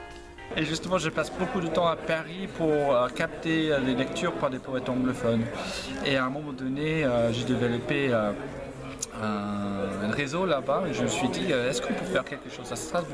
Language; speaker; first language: French; non-native, fluent; English